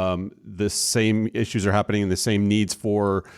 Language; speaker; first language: English; native; English